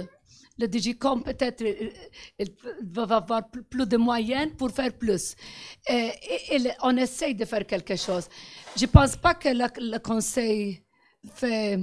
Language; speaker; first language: French; non-native, fluent; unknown